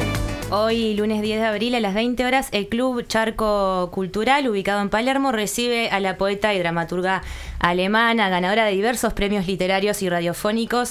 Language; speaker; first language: Spanish; native; Spanish